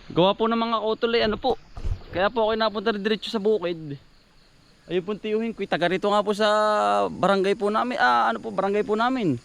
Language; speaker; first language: Filipino; native; Filipino